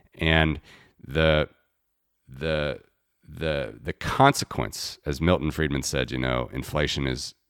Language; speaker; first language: English; native; English